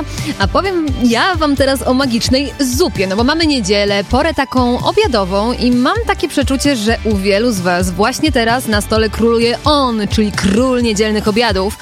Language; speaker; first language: Polish; native; Polish